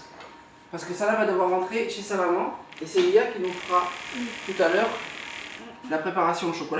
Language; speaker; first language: French; native; French